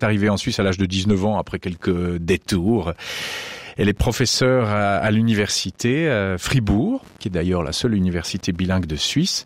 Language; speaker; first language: French; native; French